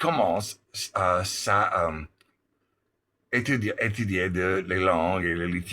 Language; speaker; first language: French; non-native, learner; English